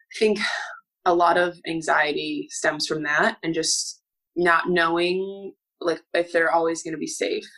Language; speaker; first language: English; native; English